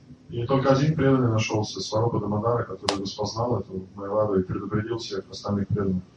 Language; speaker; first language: Russian; native; Russian